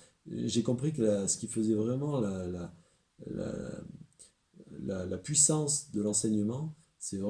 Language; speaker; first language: French; native; French